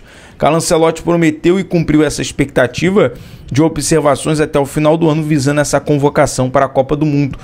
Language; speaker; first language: Portuguese; native; Portuguese